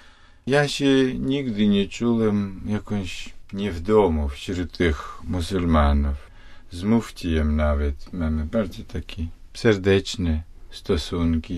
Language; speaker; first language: Polish; non-native, fluent; Russian